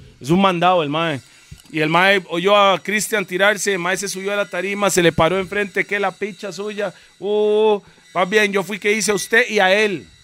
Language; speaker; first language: Spanish; early bilingual, other home language; English